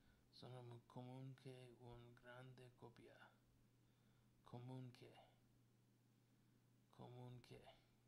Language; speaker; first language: Italian; non-native, learner; English